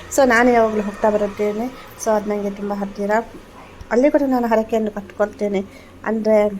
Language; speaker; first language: Kannada; native; Kannada